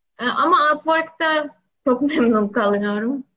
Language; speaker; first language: Turkish; non-native, learner; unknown